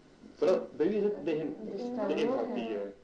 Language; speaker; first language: Dutch; native; Dutch